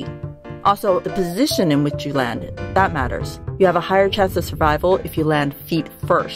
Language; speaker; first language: English; native; English